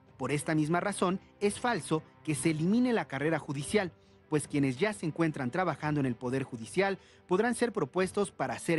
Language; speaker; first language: Spanish; native; Spanish